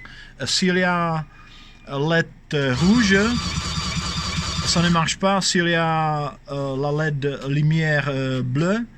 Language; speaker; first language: French; non-native, fluent; Czech